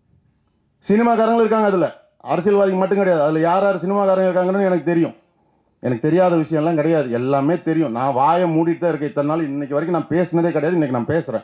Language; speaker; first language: Tamil; native; Tamil